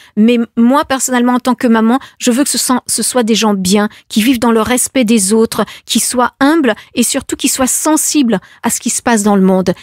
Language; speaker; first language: French; native; French